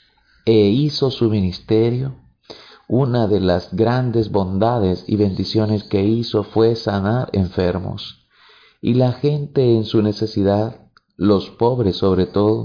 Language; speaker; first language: Spanish; native; Spanish